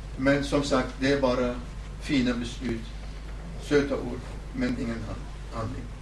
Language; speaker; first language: Swedish; non-native, fluent; Southern Kurdish